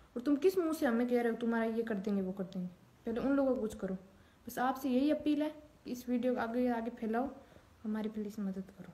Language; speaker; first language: Hindi; native; Hindi